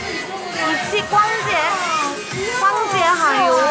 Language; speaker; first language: Chinese; non-native, learner; Korean